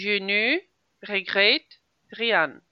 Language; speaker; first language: French; non-native, learner; Russian